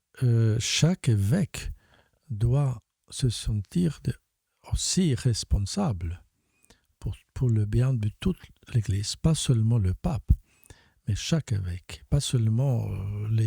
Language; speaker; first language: French; non-native, fluent; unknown